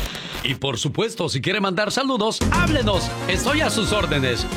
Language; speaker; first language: Spanish; native; Spanish